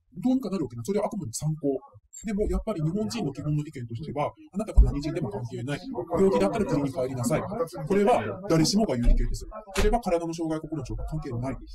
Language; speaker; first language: Japanese; native; Japanese